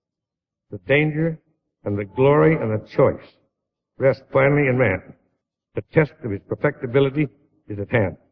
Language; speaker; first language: English; native; English